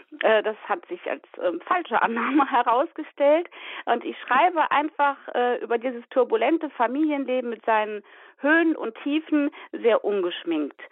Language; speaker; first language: German; native; German